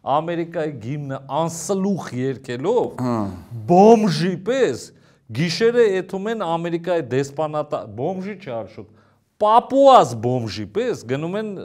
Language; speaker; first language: Armenian; native; Armenian